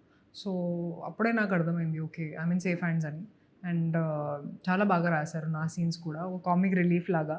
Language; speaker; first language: Telugu; non-native, local second language; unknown